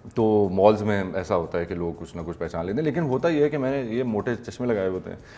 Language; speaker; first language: Urdu; native; Urdu